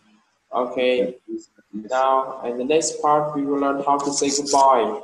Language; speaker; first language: English; non-native, learner; Vietnamese